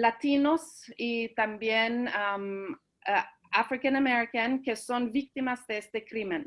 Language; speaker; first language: Spanish; early bilingual, heritage; Spanish